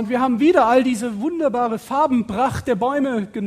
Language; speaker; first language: German; native; German